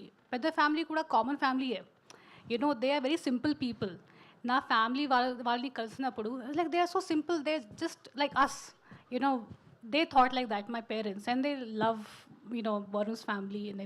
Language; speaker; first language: Telugu; non-native, local second language; Hindi